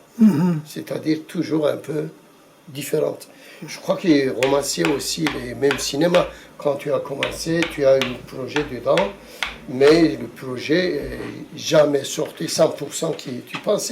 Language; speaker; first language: French; non-native, fluent; Turkish